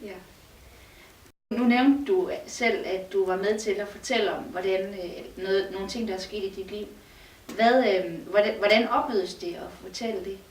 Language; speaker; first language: Danish; native; Danish